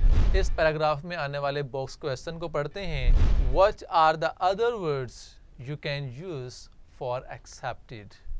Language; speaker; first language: English; non-native, local second language; Urdu